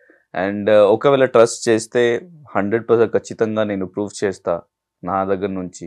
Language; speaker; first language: Telugu; non-native, learner; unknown